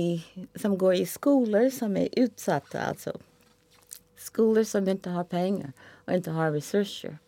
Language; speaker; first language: Swedish; non-native, fluent; English